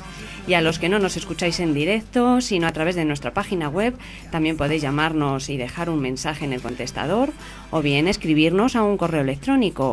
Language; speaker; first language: Spanish; native; Spanish